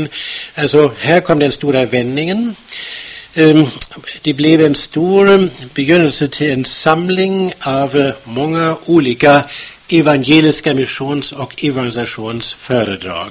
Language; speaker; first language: Swedish; non-native, fluent; German